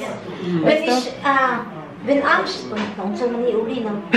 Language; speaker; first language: German; non-native, learner; Filipino